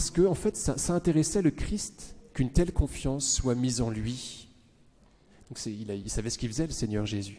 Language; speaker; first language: French; native; French